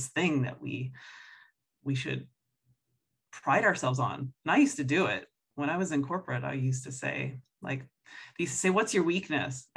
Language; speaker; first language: English; native; English